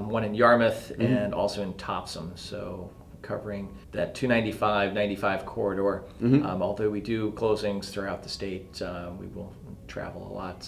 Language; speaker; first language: English; native; English